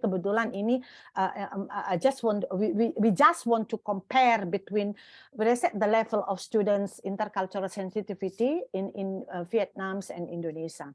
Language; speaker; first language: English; non-native, fluent; Indonesian